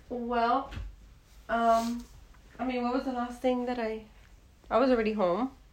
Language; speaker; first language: English; early bilingual, other home language; Spanish